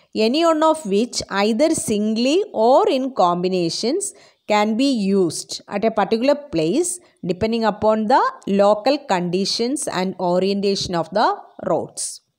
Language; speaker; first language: English; non-native, local second language; Malayalam